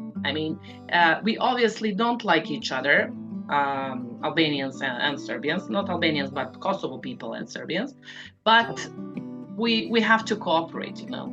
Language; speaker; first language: English; non-native, fluent; Serbian